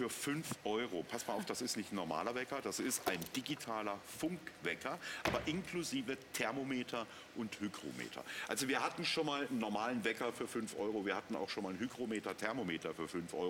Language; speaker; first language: German; native; German